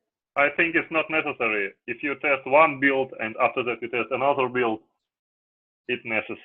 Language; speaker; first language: English; non-native, learner; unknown